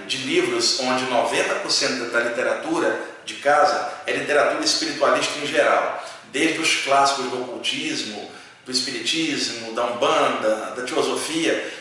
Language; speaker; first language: Portuguese; native; Portuguese